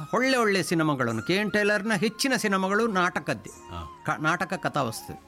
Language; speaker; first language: Kannada; non-native, local second language; Tulu